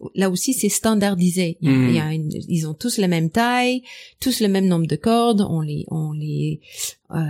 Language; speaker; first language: French; non-native, fluent; English